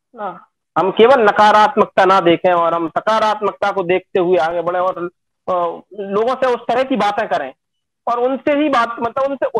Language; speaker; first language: Hindi; native; Hindi